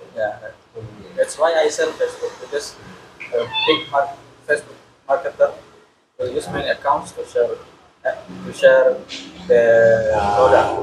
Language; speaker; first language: English; non-native, local second language; Indonesian